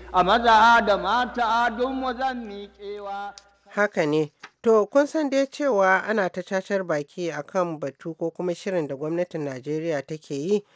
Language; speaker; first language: Hausa; native; Hausa